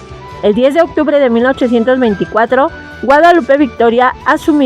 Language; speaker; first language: Spanish; native; Spanish